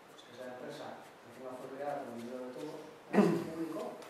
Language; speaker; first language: Spanish; non-native, local second language; Basque